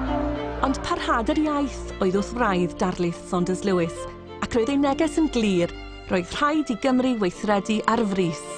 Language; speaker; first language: Welsh; native; Welsh